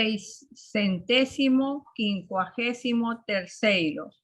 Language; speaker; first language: Portuguese; non-native, learner; Spanish